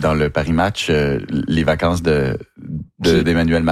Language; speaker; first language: French; native; French